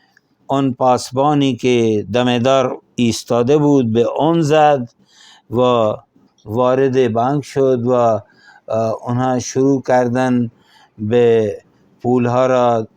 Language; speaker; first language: Persian; non-native, fluent; Urdu